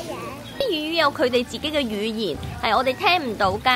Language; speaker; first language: Cantonese; native; Cantonese